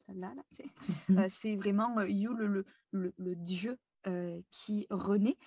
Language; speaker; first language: French; native; French